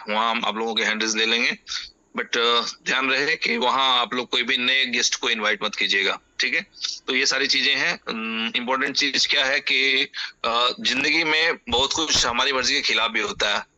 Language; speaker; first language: Hindi; native; Hindi